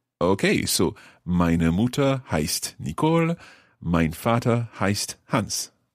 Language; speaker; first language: German; non-native, learner; English